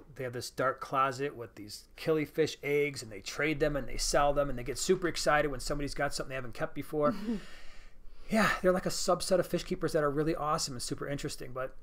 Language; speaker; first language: English; native; English